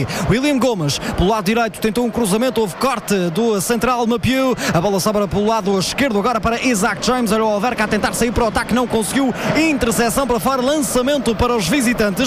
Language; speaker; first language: Portuguese; native; Portuguese